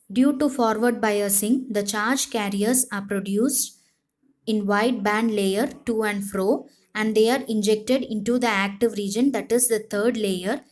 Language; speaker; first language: English; non-native, local second language; Tamil